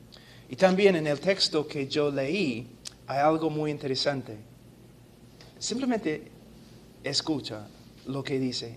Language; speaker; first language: Spanish; non-native, fluent; English